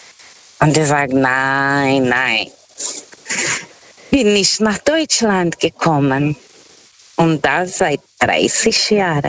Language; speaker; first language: German; non-native, fluent; Portuguese